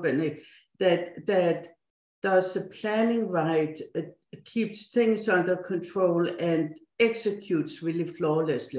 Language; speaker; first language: English; non-native, fluent; Danish